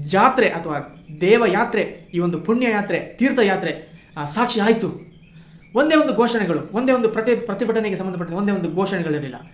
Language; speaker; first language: Kannada; non-native, local second language; Kodava